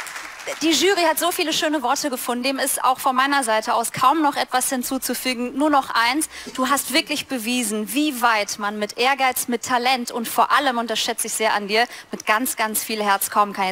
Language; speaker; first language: German; native; German